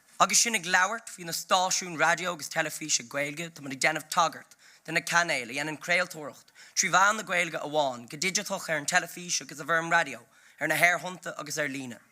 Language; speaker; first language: Irish; native; Irish